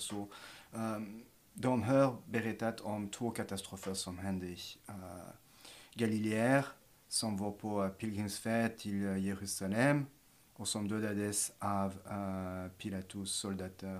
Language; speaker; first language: Swedish; non-native, fluent; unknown